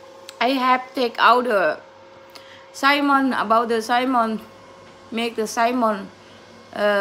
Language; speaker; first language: English; non-native, learner; Thai